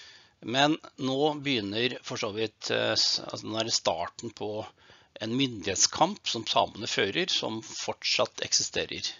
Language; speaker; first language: Norwegian; native; Norwegian